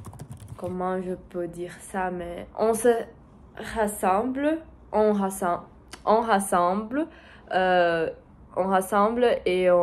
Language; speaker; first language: French; non-native, learner; Portuguese